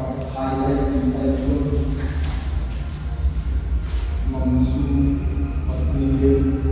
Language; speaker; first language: Vietnamese; non-native, learner; Hindi